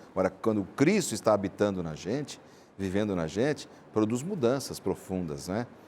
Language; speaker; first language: Portuguese; native; Portuguese